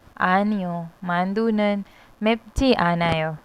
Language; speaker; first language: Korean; non-native, fluent; Hindi